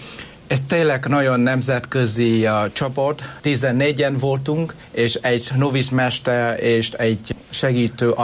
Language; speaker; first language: Hungarian; non-native, fluent; Vietnamese